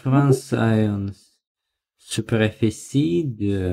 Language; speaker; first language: French; non-native, learner; Russian